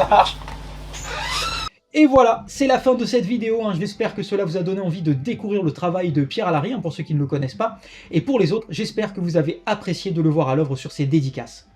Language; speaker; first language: French; native; French